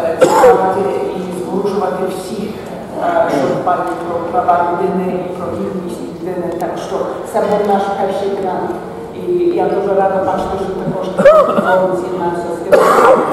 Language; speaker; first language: Ukrainian; early bilingual, heritage; Ukrainian